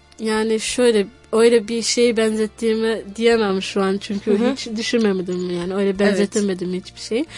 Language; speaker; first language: Turkish; non-native, fluent; Somali